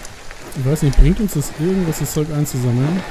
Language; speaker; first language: German; native; German